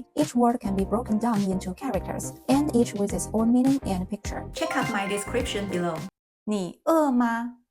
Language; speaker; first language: English; non-native, fluent; Chinese